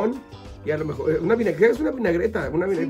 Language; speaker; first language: Spanish; native; Spanish